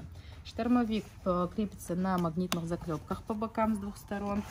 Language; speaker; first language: Russian; native; Russian